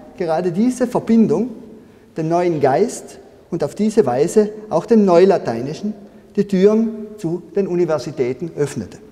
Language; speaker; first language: German; native; German